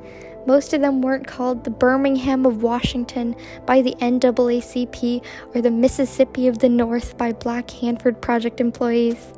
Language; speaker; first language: English; native; English